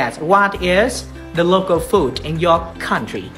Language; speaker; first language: English; non-native, fluent; Vietnamese